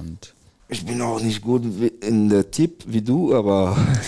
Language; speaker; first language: German; non-native, fluent; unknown